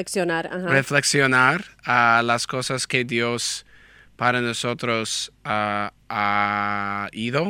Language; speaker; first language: Spanish; non-native, learner; English